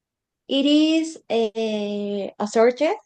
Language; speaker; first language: English; non-native, learner; Spanish